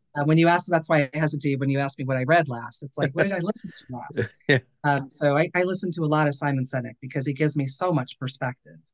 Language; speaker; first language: English; native; English